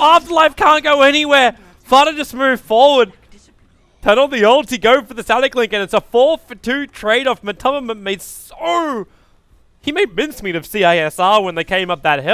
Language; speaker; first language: English; native; English